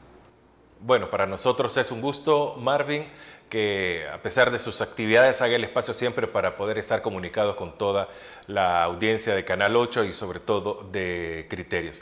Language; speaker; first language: Spanish; native; Spanish